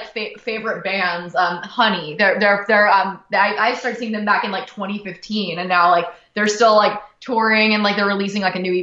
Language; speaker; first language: English; native; English